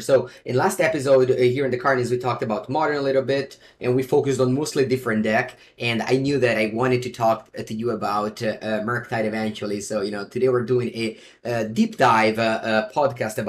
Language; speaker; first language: English; non-native, fluent; Italian